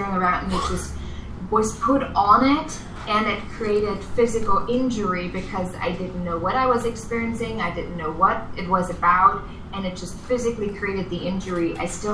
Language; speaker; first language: English; non-native, fluent; German